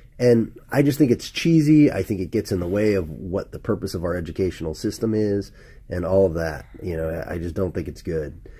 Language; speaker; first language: English; native; English